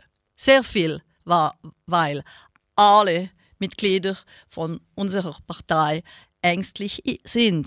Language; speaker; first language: German; non-native, local second language; French